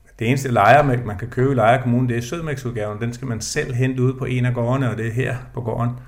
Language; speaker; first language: Danish; native; Danish